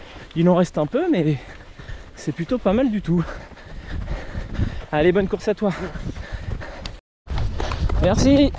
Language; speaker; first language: French; native; French